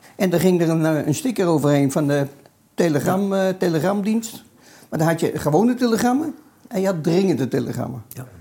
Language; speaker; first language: Dutch; native; Dutch